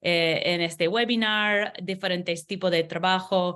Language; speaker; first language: Spanish; non-native, learner; English